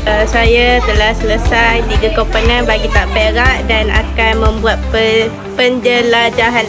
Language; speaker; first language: Malay; native; Malay